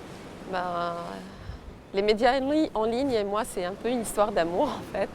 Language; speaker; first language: French; non-native, local second language; Arabic